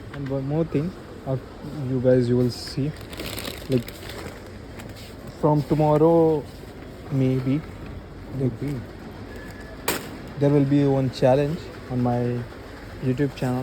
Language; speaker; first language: English; non-native, local second language; Hindi